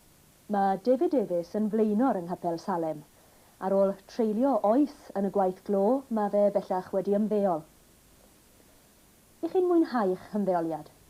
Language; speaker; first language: Welsh; native; Welsh